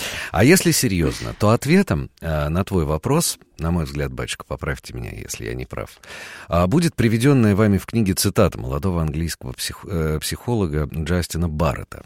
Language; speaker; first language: Russian; native; Russian